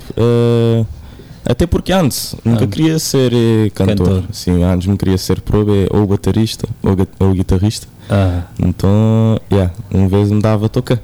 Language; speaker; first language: Portuguese; non-native, local second language; Kabuverdianu